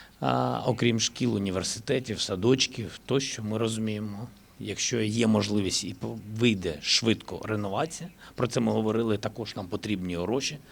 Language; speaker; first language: Ukrainian; native; Ukrainian